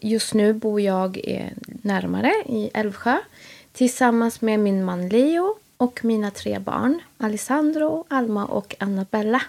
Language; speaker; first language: Swedish; early bilingual, other home language; Spanish